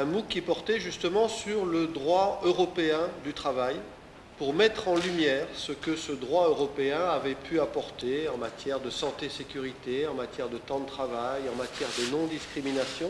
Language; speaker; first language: French; native; French